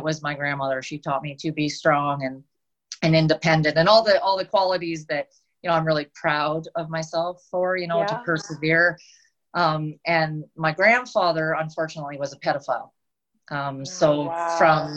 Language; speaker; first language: English; native; English